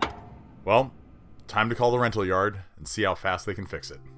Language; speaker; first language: English; native; English